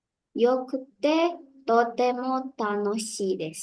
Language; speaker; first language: Japanese; non-native, learner; Indonesian